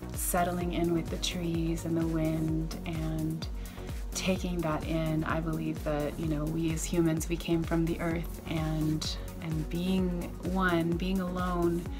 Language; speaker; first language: English; native; English